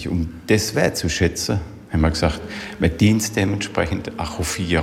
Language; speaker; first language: German; native; German